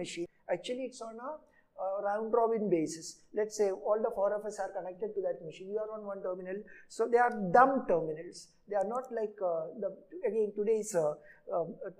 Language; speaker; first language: English; non-native, local second language; Malayalam